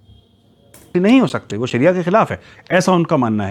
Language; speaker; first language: Hindi; native; Hindi